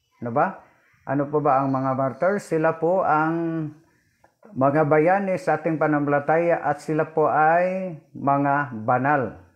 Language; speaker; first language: Filipino; non-native, local second language; Cebuano